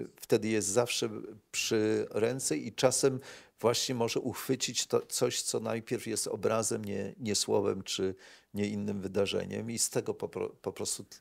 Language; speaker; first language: Polish; native; Polish